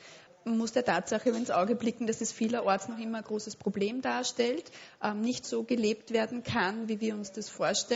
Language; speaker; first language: German; native; German